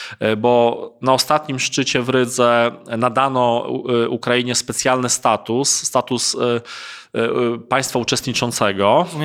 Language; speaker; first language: Polish; native; Polish